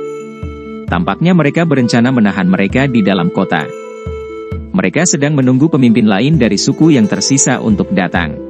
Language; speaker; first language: Indonesian; native; Indonesian